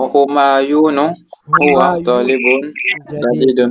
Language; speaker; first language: Arabic; non-native, learner; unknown